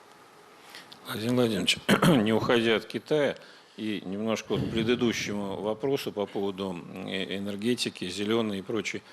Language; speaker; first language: Russian; native; Russian